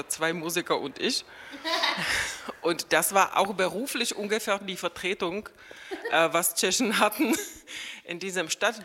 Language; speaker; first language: German; non-native, fluent; Czech